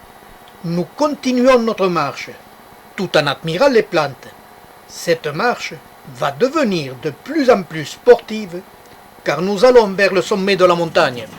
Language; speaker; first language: French; native; French